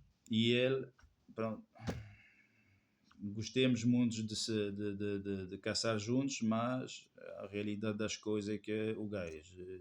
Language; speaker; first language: Portuguese; non-native, fluent; French